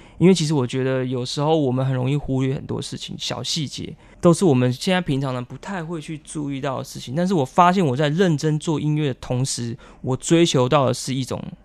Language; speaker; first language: Chinese; non-native, local second language; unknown